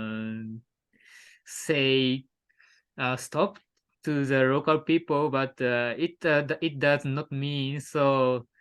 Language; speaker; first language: English; non-native, learner; Japanese